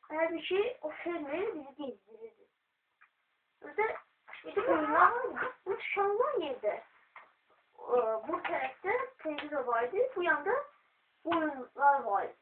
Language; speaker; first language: Turkish; non-native, learner; Azerbaijani